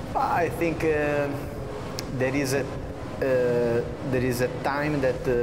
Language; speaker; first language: English; non-native, fluent; Italian